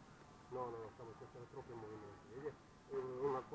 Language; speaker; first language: Italian; non-native, fluent; Russian